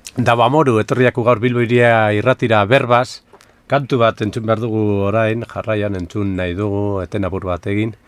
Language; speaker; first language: Basque; native; Basque